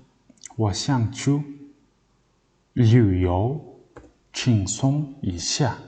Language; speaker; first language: Chinese; non-native, learner; Mongolian